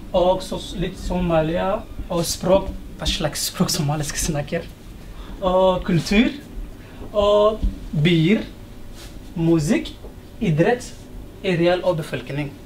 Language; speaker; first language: Norwegian; non-native, learner; Somali